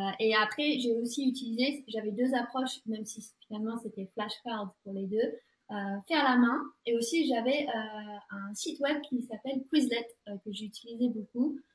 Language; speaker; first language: French; non-native, fluent; English